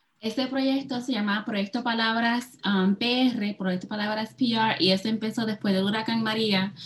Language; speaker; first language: Spanish; early bilingual, heritage; Spanish